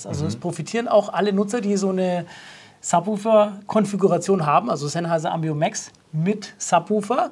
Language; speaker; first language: German; native; German